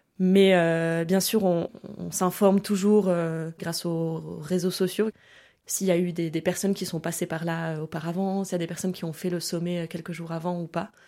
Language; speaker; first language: French; early bilingual, other home language; German